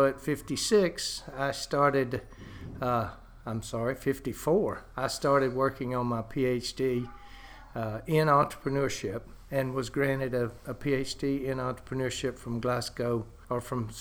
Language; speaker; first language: English; native; English